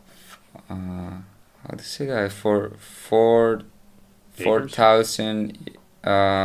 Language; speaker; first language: English; non-native, learner; Spanish